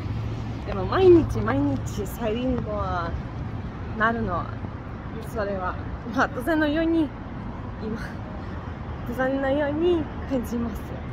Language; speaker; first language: Japanese; non-native, fluent; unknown